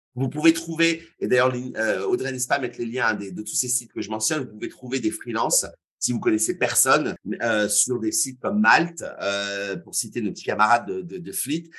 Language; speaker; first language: French; native; French